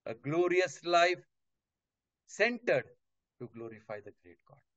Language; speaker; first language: English; non-native, local second language; Marathi